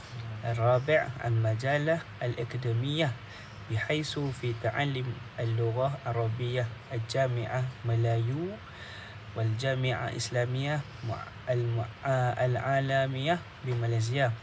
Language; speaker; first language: Arabic; non-native, local second language; Malay